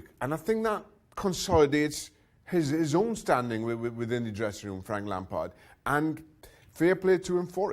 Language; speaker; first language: English; native; English